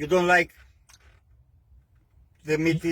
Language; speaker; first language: English; non-native, learner; Greek